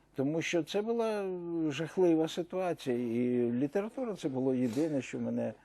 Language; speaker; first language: Ukrainian; native; Ukrainian